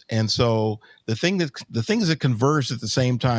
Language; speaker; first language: English; native; English